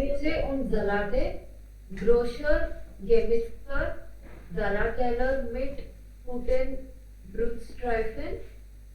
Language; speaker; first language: German; non-native, learner; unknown